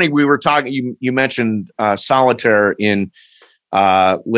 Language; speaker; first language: English; native; English